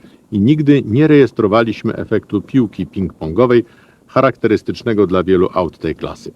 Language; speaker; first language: Polish; native; Polish